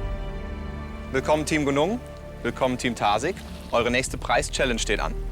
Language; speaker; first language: German; native; German